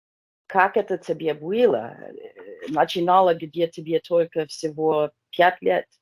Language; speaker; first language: Russian; non-native, learner; English